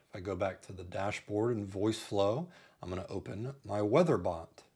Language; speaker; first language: English; native; English